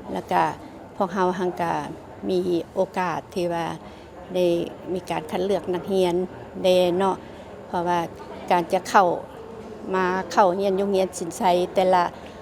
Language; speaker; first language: Lao; native; Lao